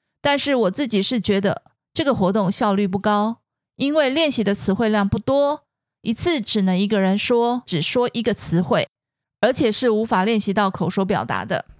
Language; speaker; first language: Chinese; native; Chinese